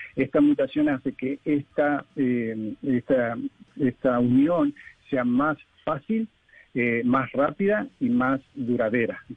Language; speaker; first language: Spanish; native; Spanish